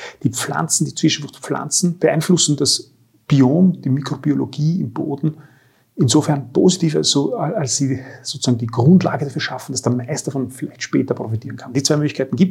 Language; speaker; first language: German; native; German